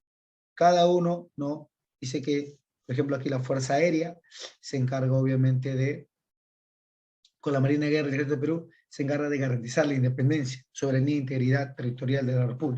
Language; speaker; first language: Spanish; native; Spanish